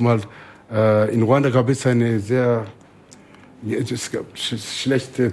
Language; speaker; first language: German; non-native, fluent; Swahili